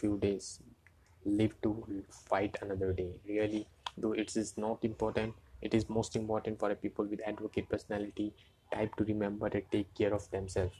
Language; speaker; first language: English; non-native, local second language; Hindi